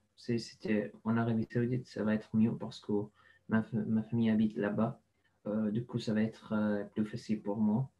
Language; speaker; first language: French; non-native, learner; Arabic